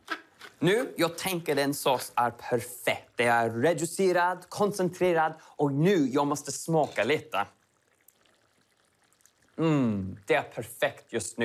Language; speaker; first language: Swedish; non-native, learner; English